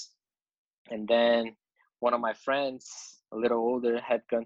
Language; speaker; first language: English; non-native, fluent; Portuguese